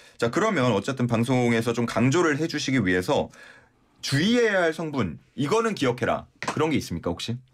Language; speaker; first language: Korean; native; Korean